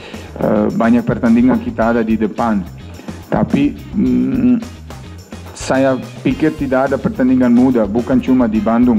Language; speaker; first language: Indonesian; non-native, fluent; Serbian